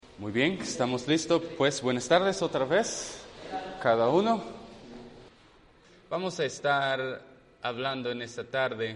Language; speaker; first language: Spanish; non-native, fluent; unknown